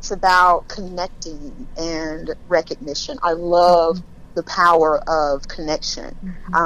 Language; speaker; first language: English; native; English